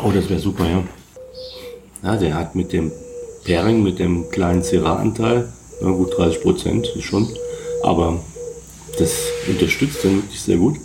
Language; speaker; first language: German; native; German